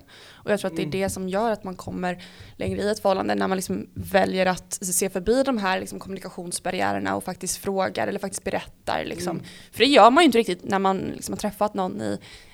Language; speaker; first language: Swedish; native; Swedish